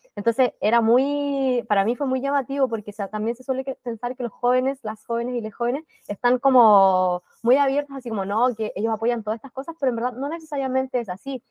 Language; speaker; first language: Spanish; native; Spanish